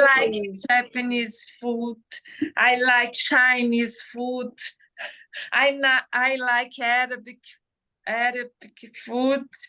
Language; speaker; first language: English; non-native, learner; Portuguese